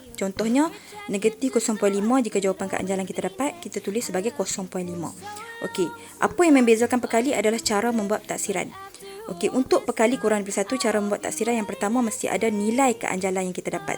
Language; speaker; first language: Malay; native; Malay